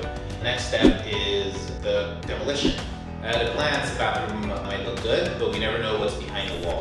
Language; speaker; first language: English; native; English